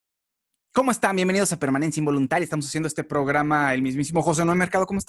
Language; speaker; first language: Spanish; native; Spanish